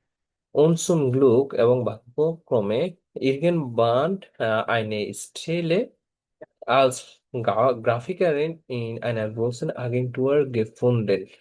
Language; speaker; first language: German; non-native, fluent; Bangla